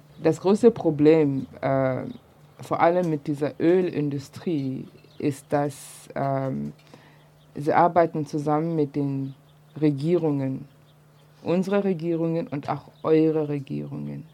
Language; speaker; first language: German; early bilingual, other home language; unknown